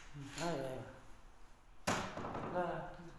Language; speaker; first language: Arabic; non-native, learner; Filipino